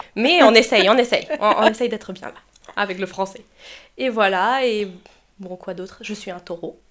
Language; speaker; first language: French; early bilingual, heritage; Spanish